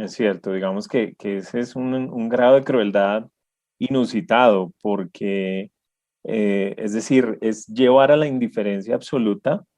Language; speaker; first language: Spanish; native; Spanish